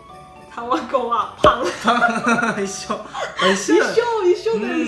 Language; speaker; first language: Japanese; non-native, learner; Chinese